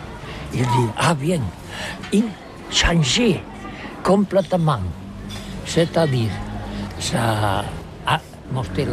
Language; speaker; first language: French; non-native, learner; Catalan